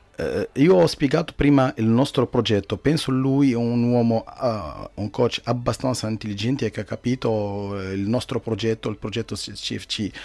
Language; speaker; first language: Italian; non-native, learner; Arabic